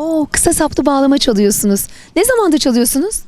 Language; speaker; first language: Turkish; native; Turkish